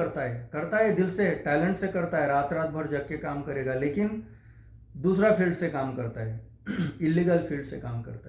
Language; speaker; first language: Hindi; native; Hindi